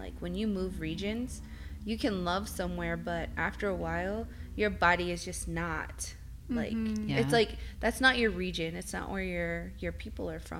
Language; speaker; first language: English; early bilingual, other home language; Spanish